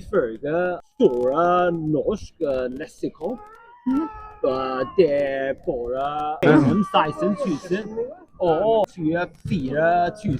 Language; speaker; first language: Norwegian; non-native, learner; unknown